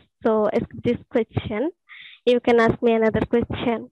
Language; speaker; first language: English; non-native, learner; Bangla